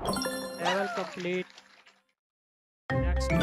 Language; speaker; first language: English; non-native, learner; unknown